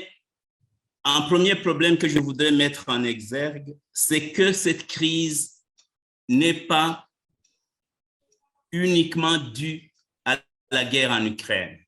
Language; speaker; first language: French; non-native, local second language; Rundi